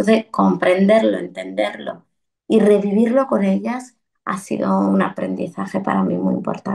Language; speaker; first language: Spanish; early bilingual, other home language; Arabic